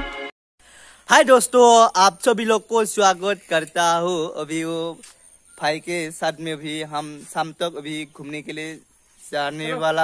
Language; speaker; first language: Hindi; non-native, local second language; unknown